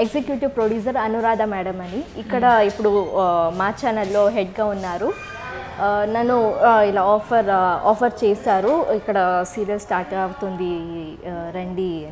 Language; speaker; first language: Telugu; non-native, learner; Kannada